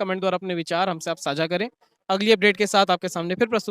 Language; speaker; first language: Hindi; native; Hindi